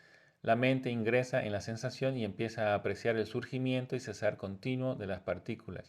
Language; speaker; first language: Spanish; native; Spanish